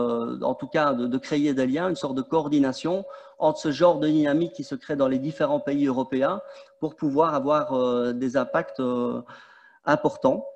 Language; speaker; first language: French; native; French